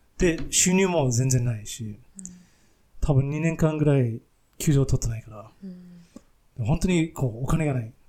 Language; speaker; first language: Japanese; non-native, fluent; English